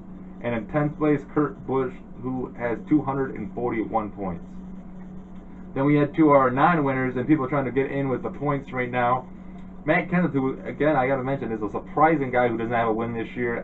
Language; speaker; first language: English; native; English